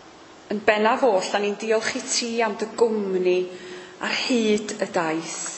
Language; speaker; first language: Welsh; native; Welsh